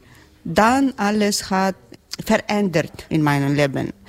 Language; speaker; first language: German; non-native, learner; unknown